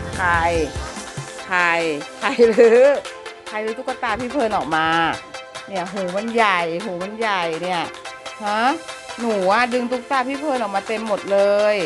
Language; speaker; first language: Thai; native; Thai